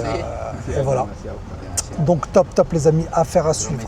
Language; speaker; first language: French; native; French